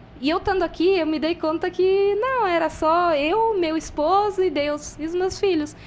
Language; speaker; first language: Portuguese; non-native, fluent; Spanish